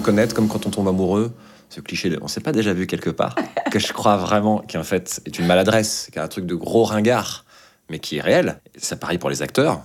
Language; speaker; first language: French; native; French